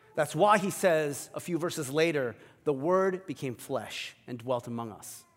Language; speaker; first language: English; early bilingual, other home language; Korean